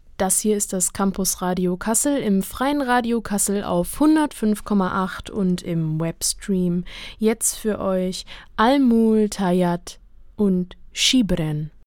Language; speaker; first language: German; native; German